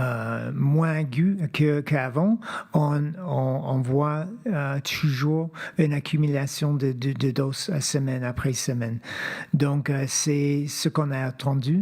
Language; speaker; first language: French; non-native, fluent; English